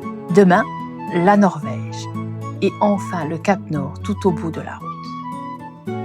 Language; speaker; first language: French; native; French